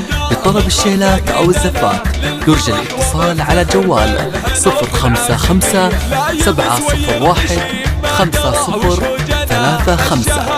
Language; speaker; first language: Arabic; native; Arabic